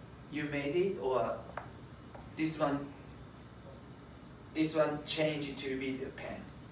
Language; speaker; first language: English; non-native, learner; Japanese